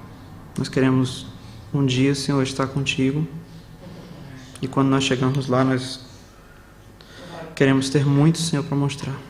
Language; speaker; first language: Portuguese; native; Portuguese